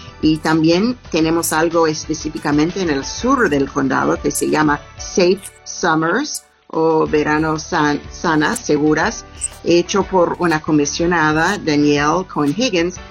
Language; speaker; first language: Spanish; non-native, learner; English